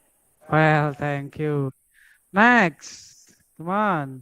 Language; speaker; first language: English; non-native, fluent; Indonesian